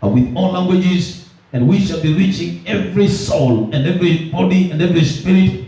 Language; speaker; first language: English; non-native, local second language; Swahili